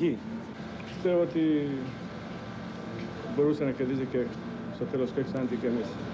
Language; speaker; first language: Greek; non-native, learner; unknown